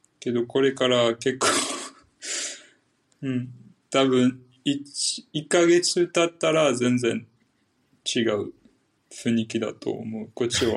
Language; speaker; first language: Japanese; non-native, fluent; French